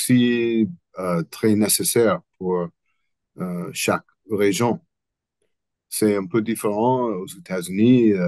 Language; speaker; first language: French; non-native, learner; English